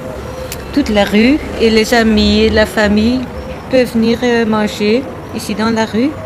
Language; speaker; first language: French; non-native, local second language; Dutch